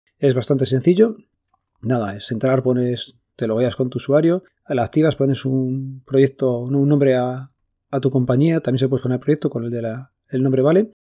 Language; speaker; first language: Spanish; native; Spanish